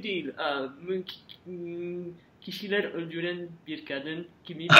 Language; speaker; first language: Azerbaijani; non-native, learner; French